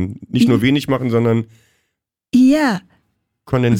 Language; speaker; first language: German; native; German